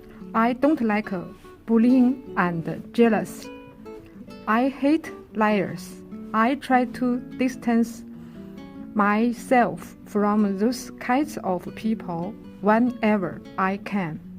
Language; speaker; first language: English; non-native, learner; Chinese